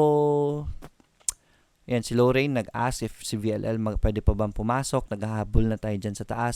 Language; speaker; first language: Filipino; native; Filipino